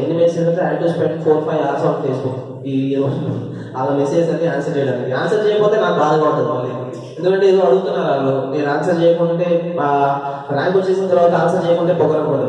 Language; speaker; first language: Telugu; native; Telugu